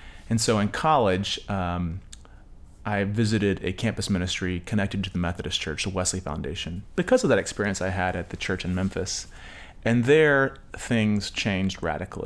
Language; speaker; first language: English; native; English